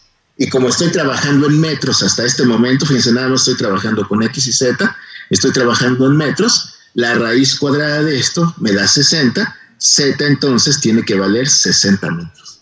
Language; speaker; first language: Spanish; native; Spanish